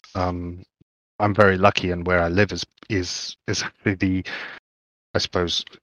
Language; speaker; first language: English; native; English